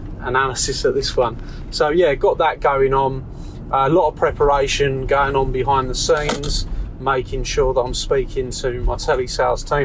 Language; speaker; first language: English; native; English